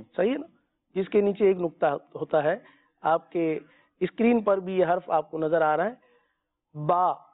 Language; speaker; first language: Urdu; native; Urdu